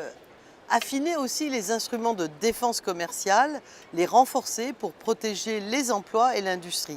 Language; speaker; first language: French; native; French